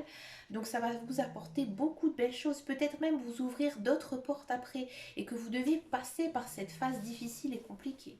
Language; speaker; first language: French; native; French